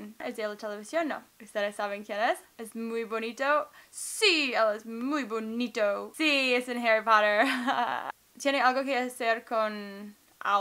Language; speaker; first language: Spanish; non-native, learner; English